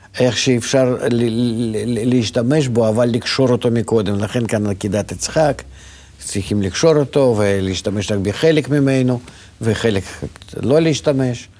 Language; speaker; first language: Hebrew; non-native, fluent; Russian